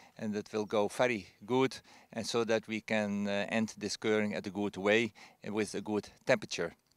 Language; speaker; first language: English; non-native, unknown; Dutch